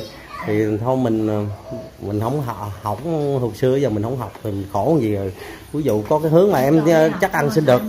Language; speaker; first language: Vietnamese; native; Vietnamese